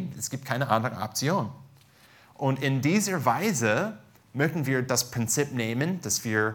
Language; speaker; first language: German; non-native, fluent; English